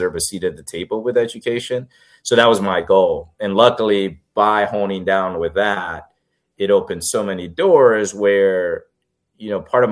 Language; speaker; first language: English; early bilingual, other home language; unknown